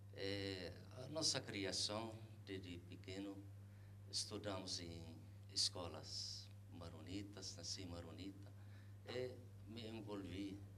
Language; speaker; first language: Portuguese; non-native, fluent; Arabic